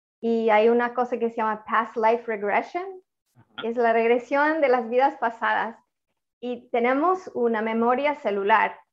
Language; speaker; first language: Spanish; non-native, fluent; Italian